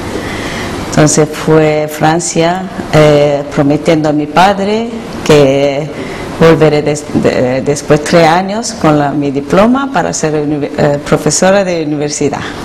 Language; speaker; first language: Spanish; non-native, learner; Korean